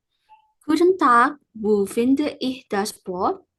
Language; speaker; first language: German; non-native, learner; Indonesian